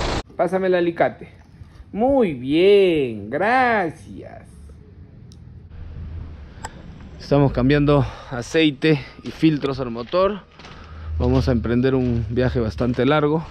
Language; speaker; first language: Spanish; native; Spanish